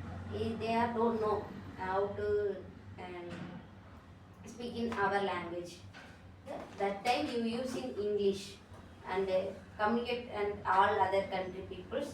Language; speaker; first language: English; non-native, learner; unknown